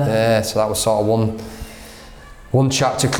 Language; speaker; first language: English; native; English